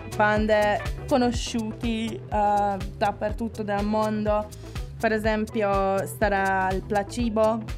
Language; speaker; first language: Italian; non-native, learner; Hungarian